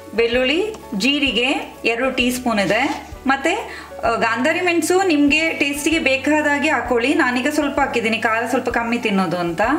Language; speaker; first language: Kannada; non-native, local second language; Kodava